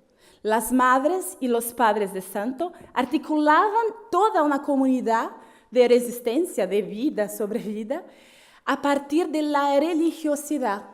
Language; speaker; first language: Spanish; non-native, fluent; Portuguese